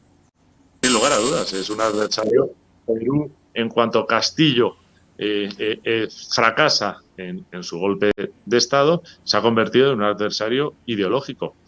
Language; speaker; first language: Spanish; native; Spanish